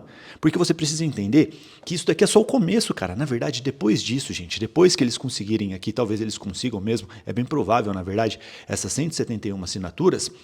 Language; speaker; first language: Portuguese; native; Portuguese